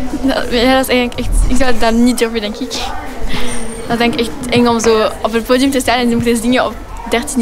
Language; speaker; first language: Dutch; native; Dutch